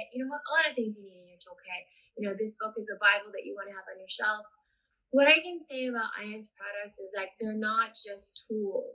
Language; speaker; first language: English; native; English